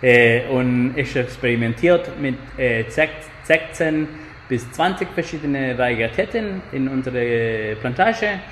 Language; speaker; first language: German; non-native, fluent; Spanish